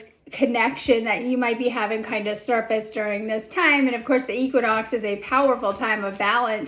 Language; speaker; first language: English; native; English